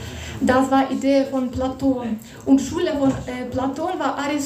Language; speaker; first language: German; non-native, fluent; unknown